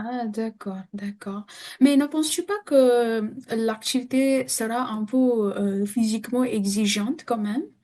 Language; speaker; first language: French; non-native, fluent; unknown